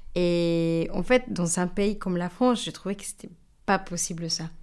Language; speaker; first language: French; non-native, fluent; Spanish